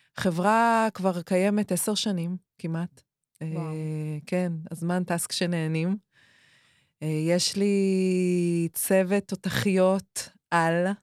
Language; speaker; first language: Hebrew; native; Hebrew